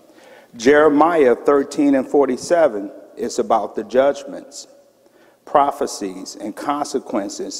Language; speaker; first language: English; native; English